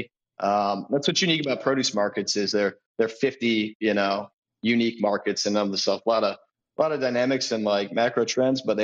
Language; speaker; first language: English; native; English